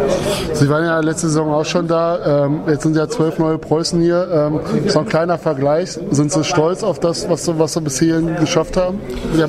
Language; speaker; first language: German; native; German